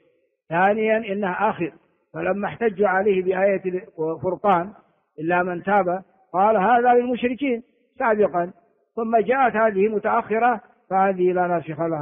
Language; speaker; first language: Arabic; non-native, fluent; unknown